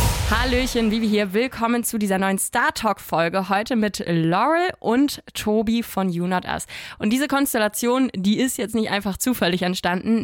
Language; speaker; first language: German; native; German